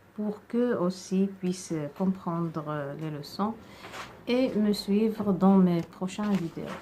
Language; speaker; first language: French; non-native, local second language; Arabic